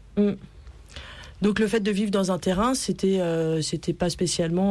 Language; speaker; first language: French; native; French